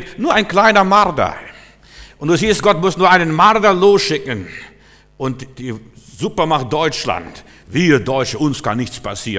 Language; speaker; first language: German; native; German